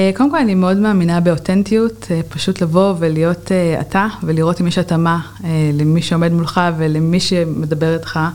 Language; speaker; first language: Hebrew; native; Hebrew